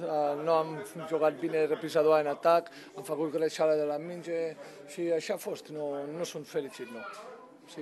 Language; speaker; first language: Romanian; non-native, learner; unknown